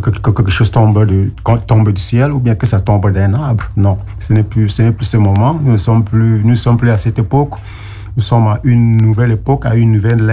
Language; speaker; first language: English; non-native, local second language; French